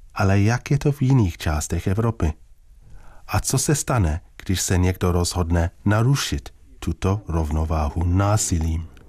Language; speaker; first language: Czech; native; Czech